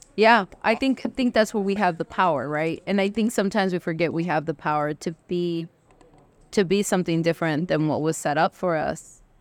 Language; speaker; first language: English; early bilingual, other home language; Spanish